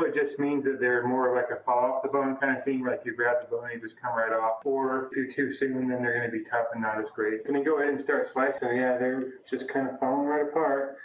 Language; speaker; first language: English; native; English